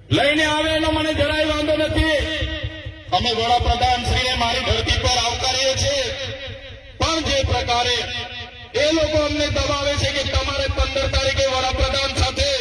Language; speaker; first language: Gujarati; non-native, local second language; Vasavi